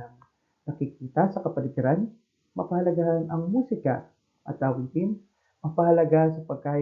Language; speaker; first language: Filipino; native; Filipino